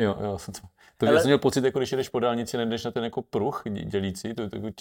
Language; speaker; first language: Czech; native; Czech